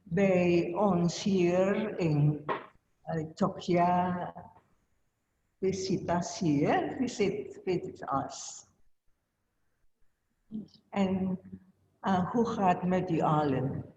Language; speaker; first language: Dutch; non-native, learner; Indonesian